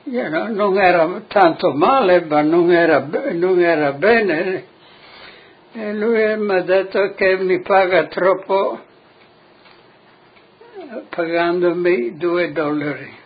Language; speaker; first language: Italian; non-native, local second language; Friulian